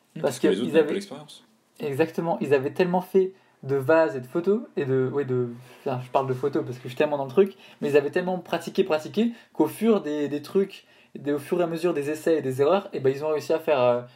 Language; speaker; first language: French; native; French